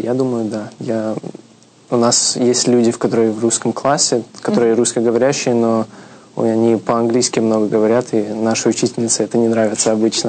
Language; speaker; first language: Russian; early bilingual, heritage; Russian